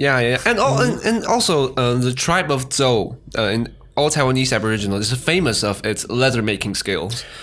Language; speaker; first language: English; non-native, fluent; Chinese